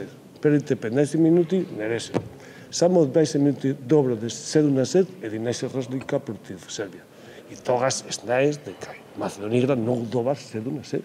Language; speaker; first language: Macedonian; non-native, learner; Spanish